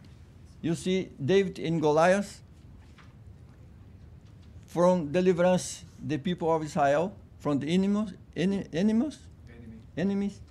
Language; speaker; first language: English; non-native, fluent; Portuguese